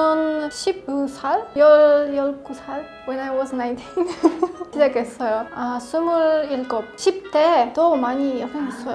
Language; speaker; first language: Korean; non-native, learner; Polish